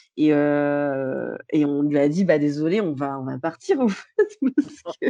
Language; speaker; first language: French; native; French